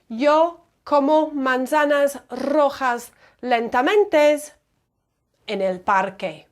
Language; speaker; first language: Spanish; non-native, fluent; English